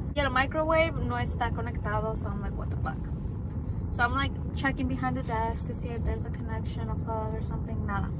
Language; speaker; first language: English; early bilingual, other home language; Spanish